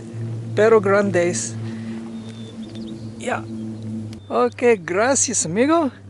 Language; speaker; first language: Spanish; non-native, learner; English